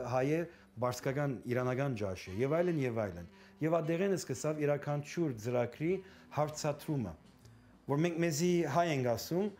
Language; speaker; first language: Armenian; early bilingual, heritage; Armenian